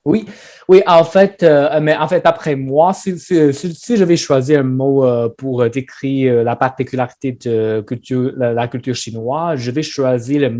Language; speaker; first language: French; non-native, learner; Chinese